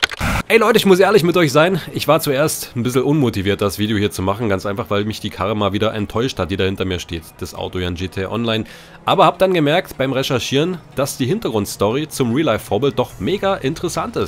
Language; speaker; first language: German; native; German